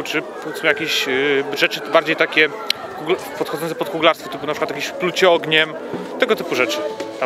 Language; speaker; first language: Polish; native; Polish